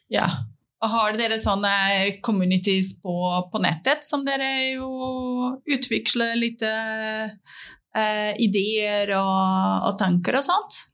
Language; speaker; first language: Norwegian; non-native, fluent; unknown